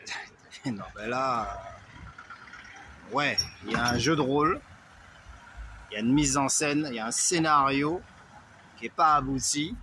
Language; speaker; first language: French; native; French